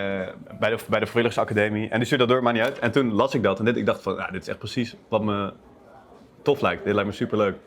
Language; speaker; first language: Dutch; native; Dutch